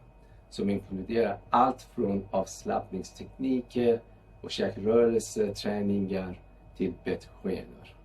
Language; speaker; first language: Swedish; non-native, fluent; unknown